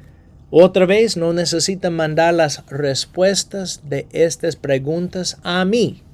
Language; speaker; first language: Spanish; non-native, fluent; English